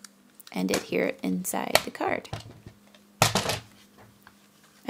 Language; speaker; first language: English; native; English